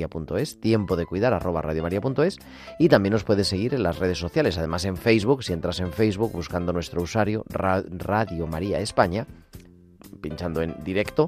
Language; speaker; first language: Spanish; native; Spanish